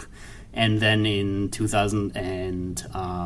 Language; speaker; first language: English; non-native, fluent; German